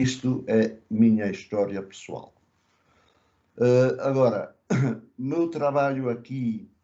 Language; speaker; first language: Portuguese; early bilingual, other home language; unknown